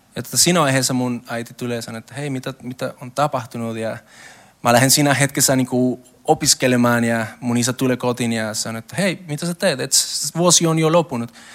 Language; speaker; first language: Finnish; non-native, learner; Spanish